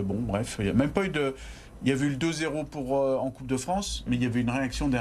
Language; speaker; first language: French; native; French